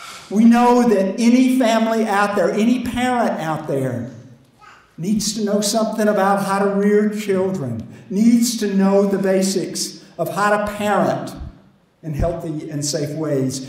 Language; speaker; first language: English; native; English